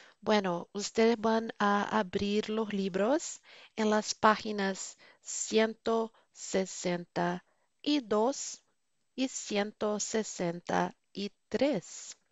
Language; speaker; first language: Spanish; non-native, fluent; Portuguese